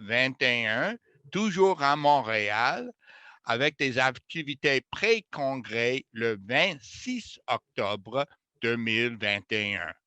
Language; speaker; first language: French; non-native, fluent; English